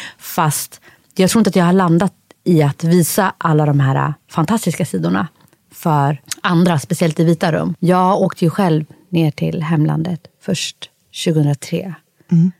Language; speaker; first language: Swedish; early bilingual, other home language; Somali